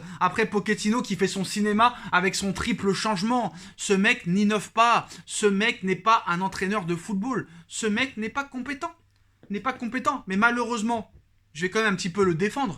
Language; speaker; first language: French; native; French